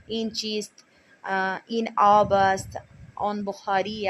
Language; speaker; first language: Persian; non-native, fluent; Urdu